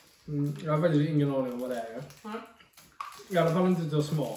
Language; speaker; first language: Swedish; native; Swedish